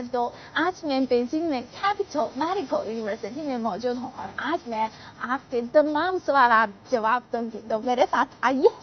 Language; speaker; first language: Hindi; non-native, fluent; Chinese